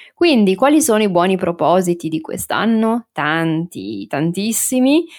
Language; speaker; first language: Italian; native; Italian